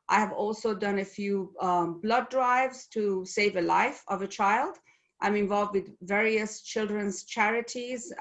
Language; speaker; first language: English; non-native, fluent; Persian